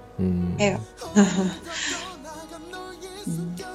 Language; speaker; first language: Korean; non-native, learner; Chinese